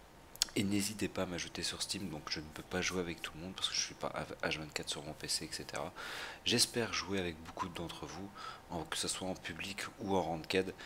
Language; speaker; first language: French; native; French